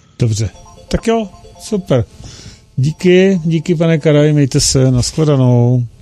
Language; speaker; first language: Czech; native; Czech